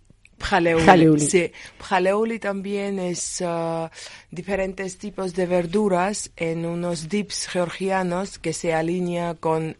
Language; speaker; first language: Spanish; non-native, learner; Georgian